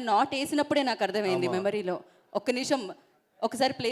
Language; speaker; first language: Telugu; native; Telugu